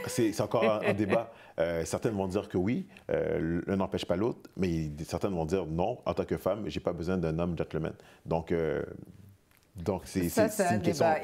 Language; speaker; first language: French; native; French